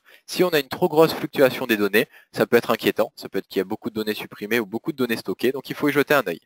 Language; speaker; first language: French; native; French